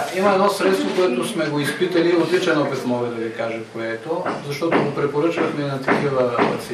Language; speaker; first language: Bulgarian; native; Bulgarian